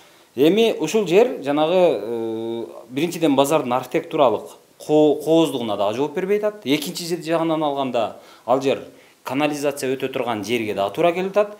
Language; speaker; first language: Kyrgyz; native; Kyrgyz